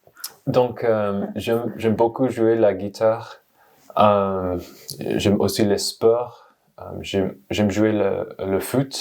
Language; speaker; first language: French; non-native, learner; English